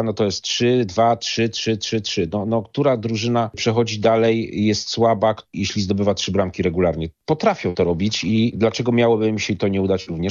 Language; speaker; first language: Polish; native; Polish